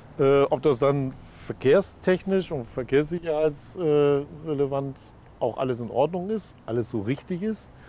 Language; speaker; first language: German; native; German